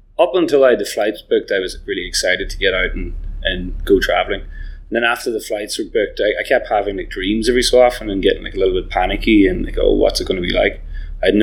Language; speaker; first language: English; native; English